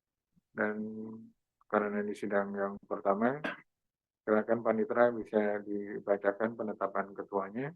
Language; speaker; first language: Indonesian; native; Indonesian